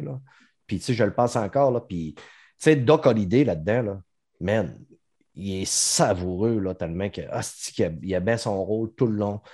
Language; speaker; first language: French; native; French